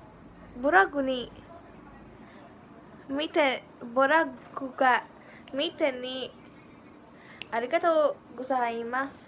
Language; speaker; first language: Japanese; non-native, learner; English